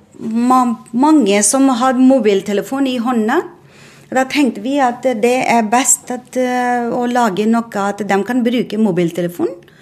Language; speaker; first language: Norwegian; non-native, fluent; Bangla